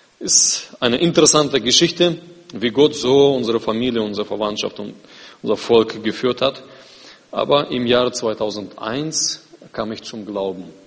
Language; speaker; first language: German; non-native, fluent; Russian